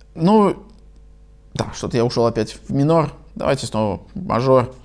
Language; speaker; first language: Russian; native; Russian